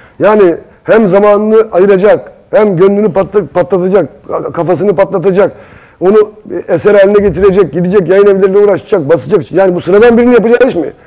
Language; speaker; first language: Turkish; native; Turkish